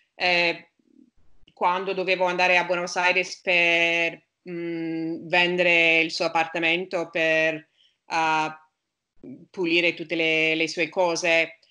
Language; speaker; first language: Italian; non-native, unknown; English